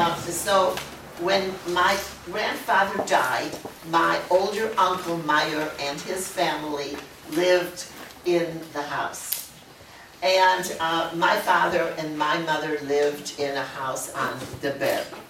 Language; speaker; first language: English; early bilingual, other home language; German